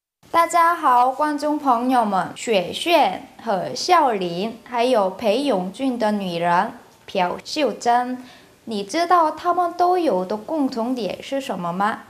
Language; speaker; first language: Chinese; non-native, fluent; Korean